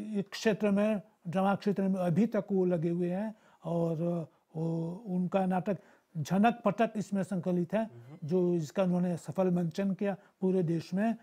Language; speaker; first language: Hindi; early bilingual, heritage; Bhojpuri